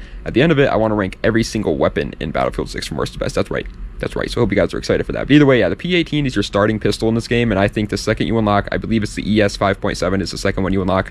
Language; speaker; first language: English; native; English